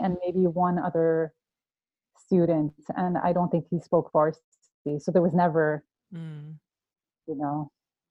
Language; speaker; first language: English; non-native, fluent; Persian